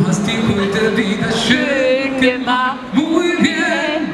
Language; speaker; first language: German; non-native, fluent; Spanish